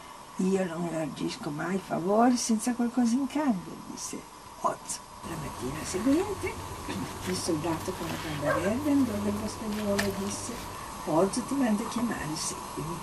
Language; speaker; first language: Italian; native; Italian